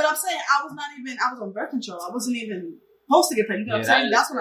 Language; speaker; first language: English; native; English